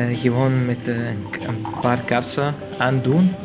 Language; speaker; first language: Dutch; non-native, learner; Arabic